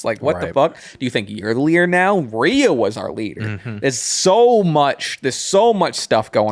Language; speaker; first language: English; native; English